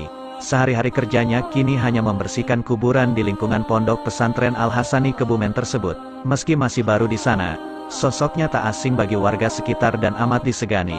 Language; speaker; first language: Indonesian; native; Indonesian